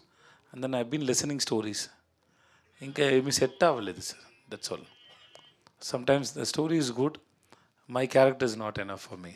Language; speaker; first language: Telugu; non-native, learner; Tamil